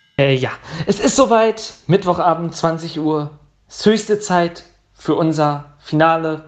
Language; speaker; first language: German; native; German